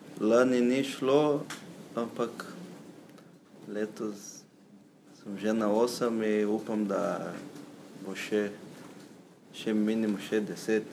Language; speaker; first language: Slovenian; non-native, learner; Portuguese